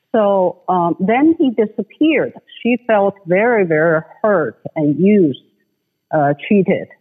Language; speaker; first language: English; non-native, fluent; Chinese